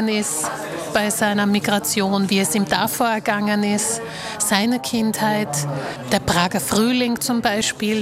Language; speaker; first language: German; early bilingual, other home language; Slovak